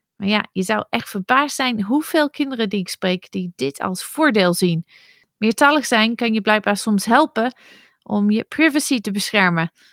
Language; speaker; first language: Dutch; non-native, fluent; English